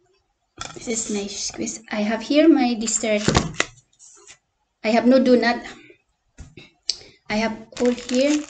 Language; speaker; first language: English; non-native, local second language; Cebuano